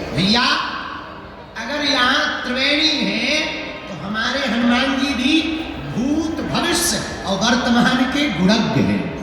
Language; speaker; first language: Hindi; native; Hindi